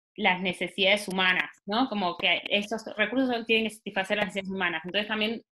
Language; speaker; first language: Spanish; native; Spanish